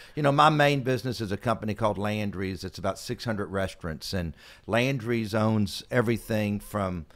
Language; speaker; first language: English; native; English